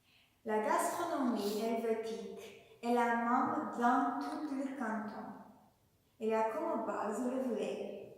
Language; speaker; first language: French; non-native, learner; Portuguese